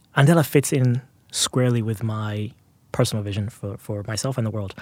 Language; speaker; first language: English; non-native, local second language; Yoruba